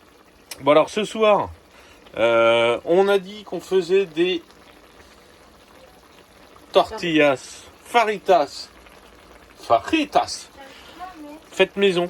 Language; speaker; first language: French; native; French